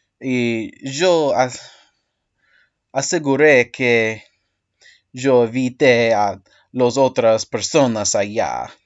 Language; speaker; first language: Spanish; non-native, learner; English